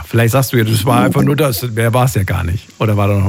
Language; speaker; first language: German; native; German